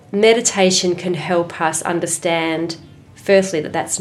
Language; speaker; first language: English; native; English